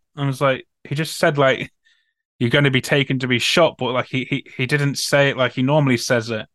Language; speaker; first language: English; native; English